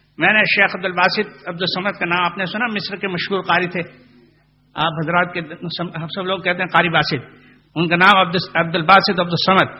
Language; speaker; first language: Urdu; non-native, local second language; Gujarati